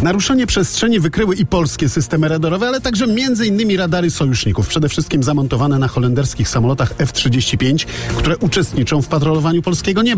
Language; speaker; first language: Polish; native; Polish